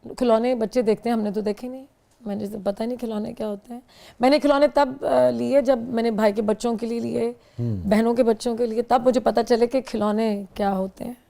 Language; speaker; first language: Urdu; non-native, local second language; Punjabi